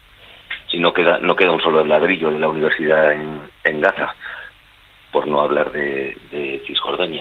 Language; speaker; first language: Spanish; native; Spanish